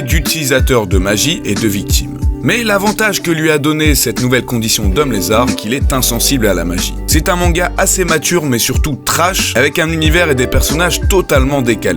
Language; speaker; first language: French; native; French